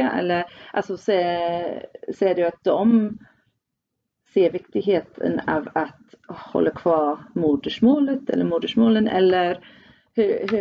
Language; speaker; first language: Swedish; non-native, fluent; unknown